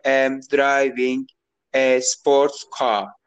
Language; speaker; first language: English; non-native, learner; Turkish